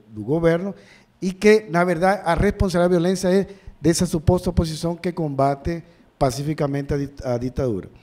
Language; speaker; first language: Portuguese; non-native, learner; Spanish